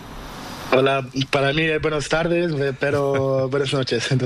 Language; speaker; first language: Spanish; non-native, learner; Portuguese